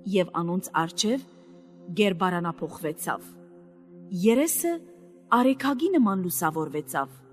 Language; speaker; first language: Armenian; native; Armenian